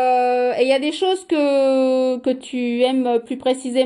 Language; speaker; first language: French; native; French